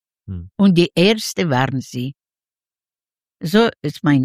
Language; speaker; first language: German; non-native, learner; Yiddish